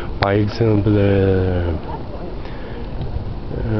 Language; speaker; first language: French; non-native, learner; Portuguese